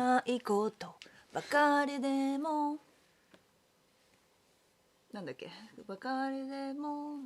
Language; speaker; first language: Japanese; native; Japanese